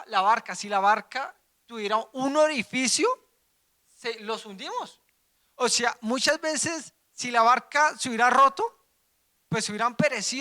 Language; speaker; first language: Spanish; native; Spanish